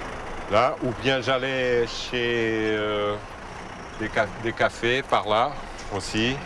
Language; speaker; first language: French; non-native, fluent; Portuguese